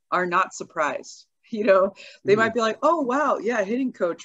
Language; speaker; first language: English; native; English